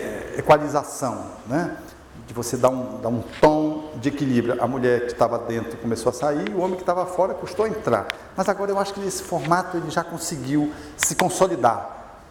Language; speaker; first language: Portuguese; native; Portuguese